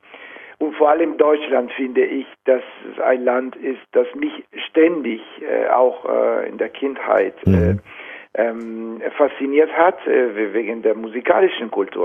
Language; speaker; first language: German; non-native, fluent; Italian